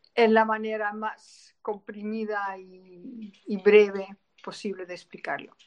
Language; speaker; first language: Spanish; non-native, fluent; Dutch